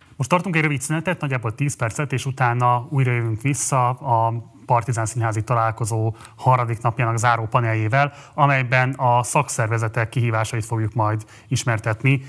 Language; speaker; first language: Hungarian; native; Hungarian